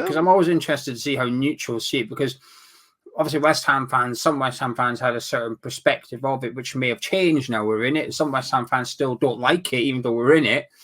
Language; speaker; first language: English; native; English